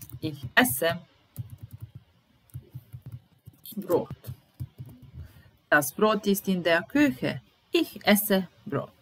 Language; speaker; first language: German; non-native, fluent; Serbian